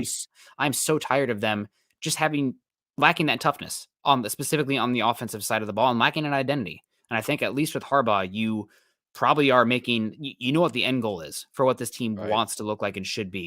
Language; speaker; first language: English; native; English